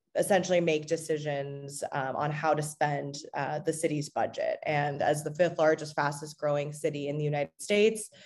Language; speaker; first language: English; native; English